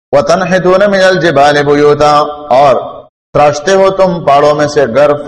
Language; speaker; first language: Urdu; non-native, local second language; Pashto